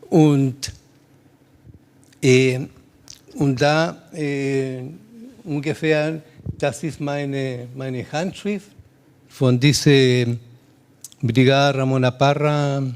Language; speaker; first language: German; non-native, learner; Spanish